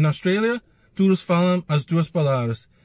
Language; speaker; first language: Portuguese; non-native, learner; English